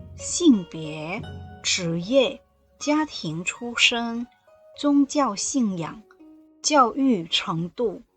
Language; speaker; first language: Chinese; non-native, fluent; Indonesian